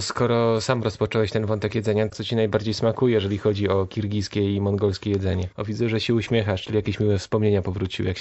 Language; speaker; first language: Polish; native; Polish